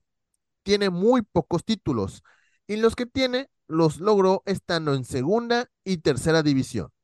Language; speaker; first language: Spanish; native; Spanish